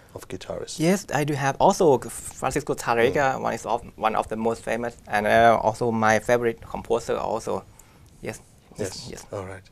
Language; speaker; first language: English; non-native, fluent; Thai